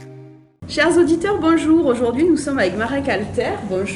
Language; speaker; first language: French; native; French